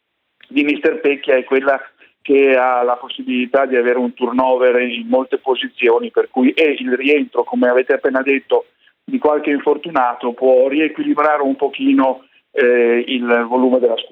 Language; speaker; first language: Italian; native; Italian